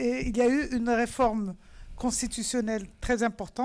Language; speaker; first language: French; non-native, local second language; Arabic